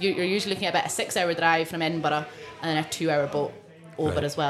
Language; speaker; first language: English; non-native, local second language; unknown